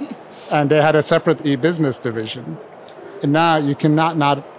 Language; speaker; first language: English; non-native, fluent; Turkish